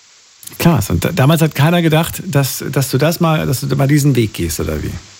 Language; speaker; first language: German; native; German